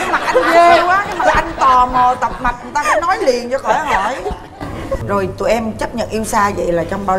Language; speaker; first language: Vietnamese; native; Vietnamese